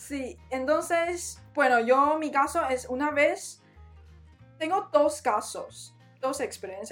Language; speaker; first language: Spanish; non-native, learner; Chinese